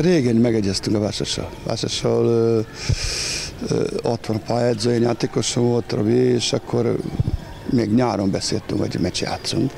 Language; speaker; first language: Hungarian; non-native, fluent; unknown